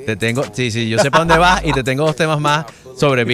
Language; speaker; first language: Spanish; native; Spanish